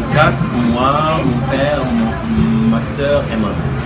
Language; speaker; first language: French; non-native, local second language; Arabic